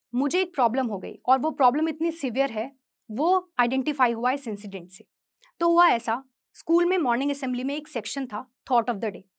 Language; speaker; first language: Hindi; native; Hindi